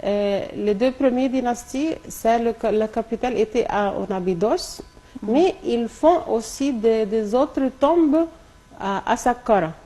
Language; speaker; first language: French; non-native, local second language; Arabic